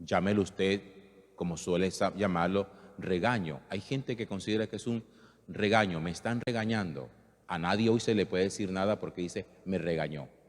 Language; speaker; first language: Spanish; native; Spanish